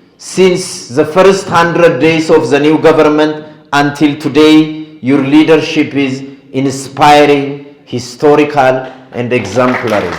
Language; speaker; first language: English; non-native, fluent; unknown